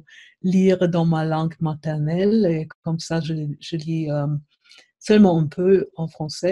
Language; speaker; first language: French; non-native, fluent; German